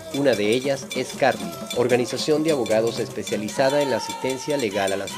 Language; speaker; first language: Spanish; native; Spanish